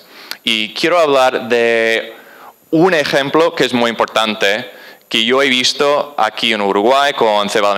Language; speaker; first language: Spanish; non-native, fluent; English